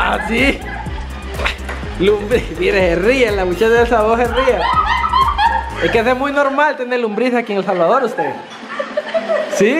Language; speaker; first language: Spanish; native; Spanish